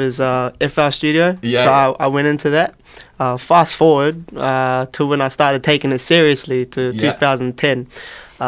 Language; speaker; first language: English; native; English